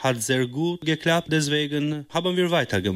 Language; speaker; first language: German; non-native, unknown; Albanian